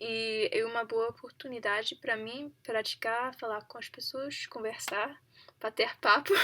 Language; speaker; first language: Portuguese; non-native, learner; English